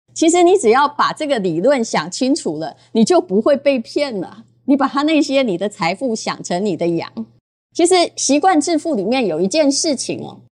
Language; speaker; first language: Chinese; native; Chinese